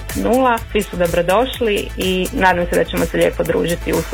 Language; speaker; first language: Croatian; native; Croatian